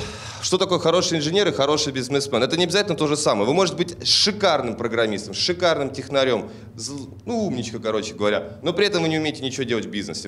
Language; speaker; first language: Russian; native; Russian